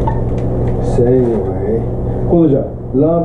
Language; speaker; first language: Japanese; native; Japanese